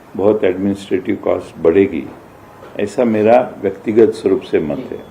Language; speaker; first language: Hindi; non-native, local second language; Marathi